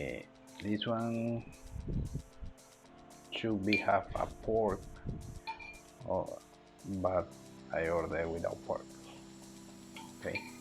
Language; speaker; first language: English; non-native, learner; Spanish